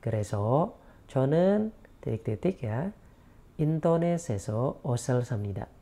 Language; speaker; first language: Korean; non-native, learner; Indonesian